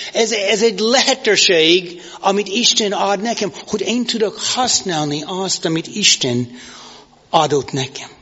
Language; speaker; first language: Hungarian; non-native, fluent; English